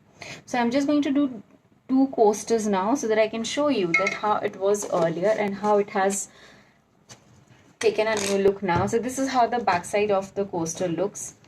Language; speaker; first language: English; non-native, local second language; Hindi